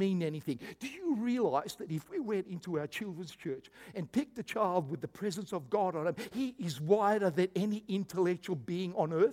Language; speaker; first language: English; early bilingual, other home language; Croatian